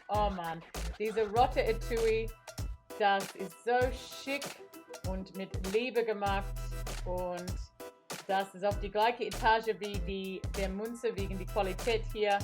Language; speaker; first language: German; non-native, learner; English